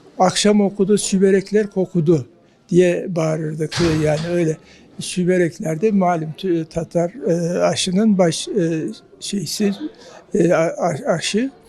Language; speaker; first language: Turkish; native; Turkish